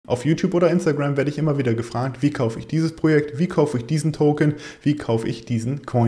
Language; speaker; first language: German; native; German